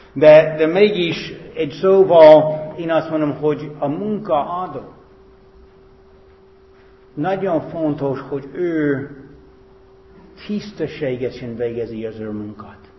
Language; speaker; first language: Hungarian; non-native, fluent; English